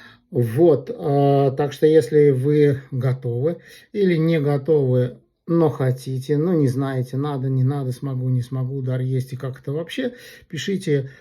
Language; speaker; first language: Russian; native; Russian